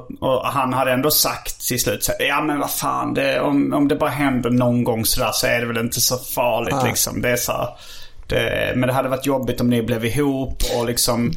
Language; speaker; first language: Swedish; native; Swedish